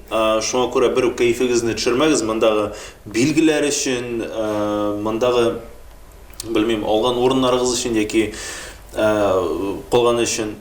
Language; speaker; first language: Tatar; native; Tatar